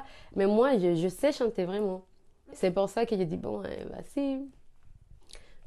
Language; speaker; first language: French; non-native, learner; Spanish